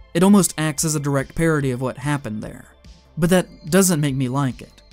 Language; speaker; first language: English; native; English